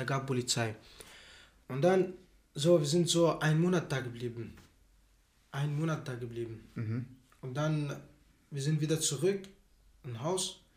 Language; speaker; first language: German; non-native, learner; Arabic